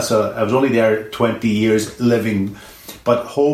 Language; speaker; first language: English; native; English